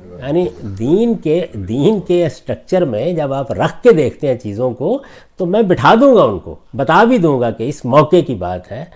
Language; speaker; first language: Urdu; non-native, local second language; Punjabi